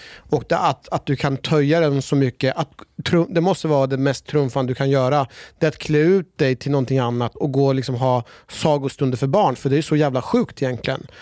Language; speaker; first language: Swedish; early bilingual, other home language; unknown